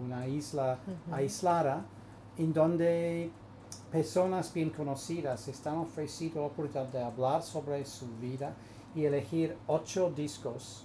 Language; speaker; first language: Spanish; non-native, fluent; English